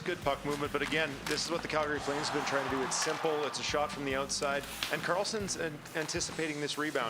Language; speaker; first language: English; native; English